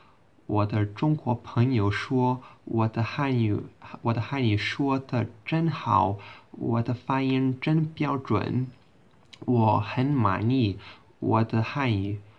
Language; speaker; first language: Chinese; non-native, learner; Portuguese